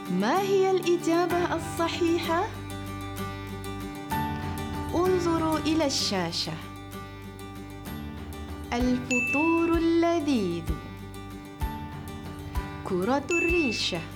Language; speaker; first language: Arabic; non-native, fluent; Malay